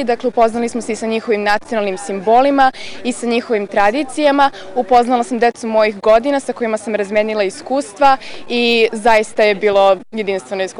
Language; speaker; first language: Serbian; native; Serbian